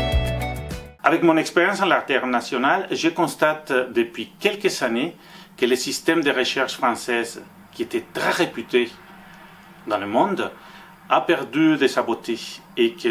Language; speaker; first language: French; non-native, fluent; Spanish